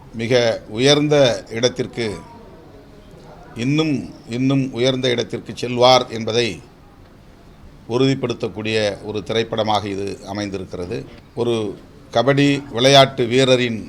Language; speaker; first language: Tamil; native; Tamil